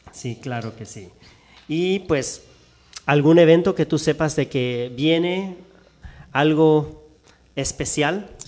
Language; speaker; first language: Spanish; native; Spanish